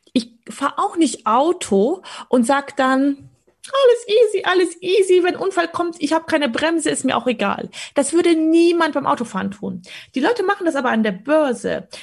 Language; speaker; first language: German; early bilingual, other home language; Polish